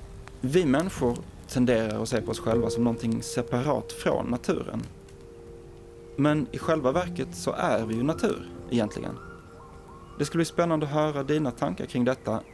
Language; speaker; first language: Swedish; native; Swedish